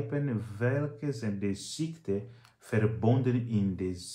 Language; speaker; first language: Dutch; non-native, fluent; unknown